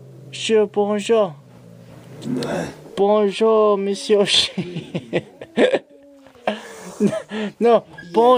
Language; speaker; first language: French; non-native, learner; English